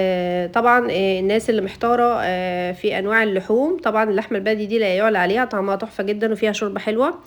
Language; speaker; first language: Arabic; native; Arabic